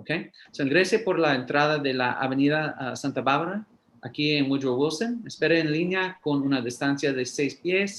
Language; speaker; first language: Spanish; early bilingual, heritage; English